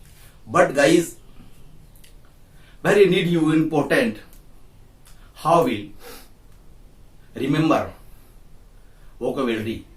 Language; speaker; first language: English; non-native, learner; Hindi